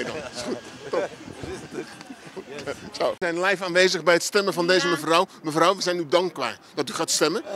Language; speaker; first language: Dutch; native; Dutch